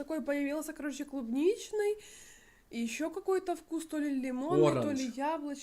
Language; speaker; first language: Russian; native; Russian